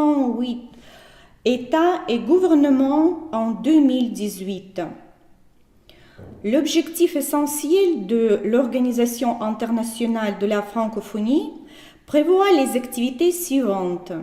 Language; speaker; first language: French; non-native, fluent; Russian